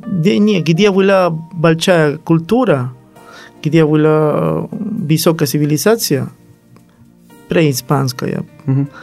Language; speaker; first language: Russian; non-native, learner; Spanish